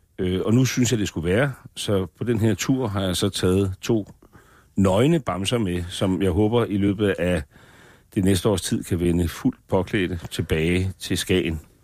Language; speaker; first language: Danish; native; Danish